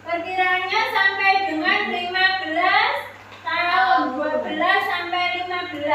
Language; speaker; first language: Indonesian; native; Indonesian